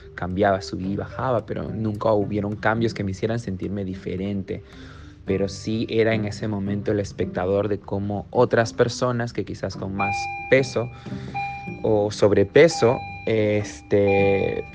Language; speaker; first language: Spanish; native; Spanish